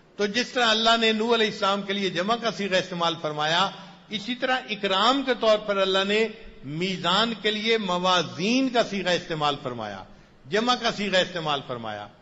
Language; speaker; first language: Urdu; non-native, local second language; Saraiki